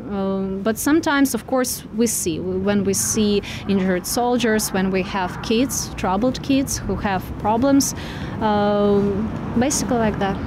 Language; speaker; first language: English; non-native, fluent; Russian